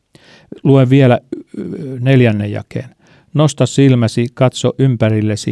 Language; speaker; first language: Finnish; native; Finnish